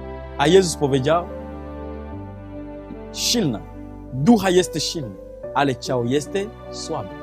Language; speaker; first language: Polish; non-native, learner; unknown